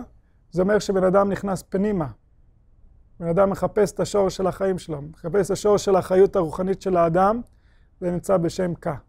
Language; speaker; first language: Hebrew; non-native, fluent; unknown